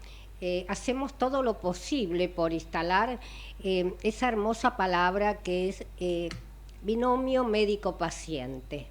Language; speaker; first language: Spanish; native; Spanish